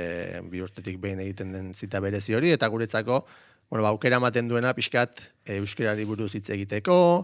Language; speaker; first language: Basque; native; Basque